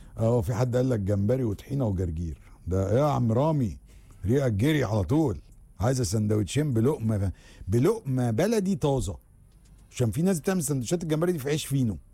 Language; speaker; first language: Egyptian Arabic; native; Egyptian Arabic